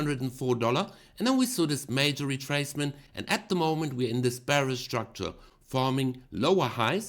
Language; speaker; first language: English; non-native, fluent; German